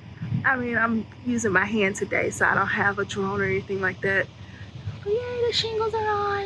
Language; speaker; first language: English; native; English